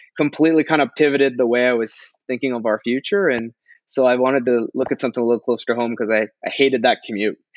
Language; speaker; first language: English; native; English